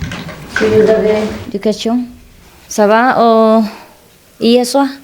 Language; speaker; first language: French; non-native, fluent; Vietnamese